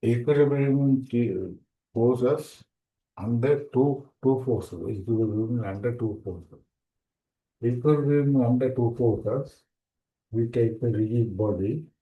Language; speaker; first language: English; non-native, local second language; Sinhala